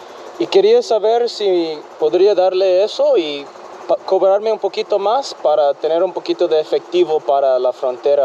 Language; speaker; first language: Spanish; non-native, fluent; English